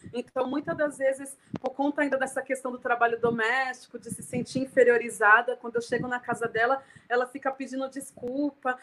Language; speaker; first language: Portuguese; native; Portuguese